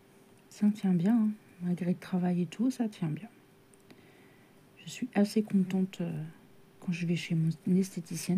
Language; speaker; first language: French; native; French